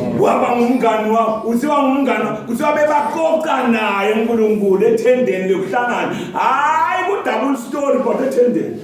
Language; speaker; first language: Zulu; non-native, local second language; Swati